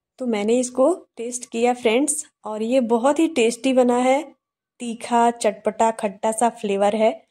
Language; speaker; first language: Hindi; native; Hindi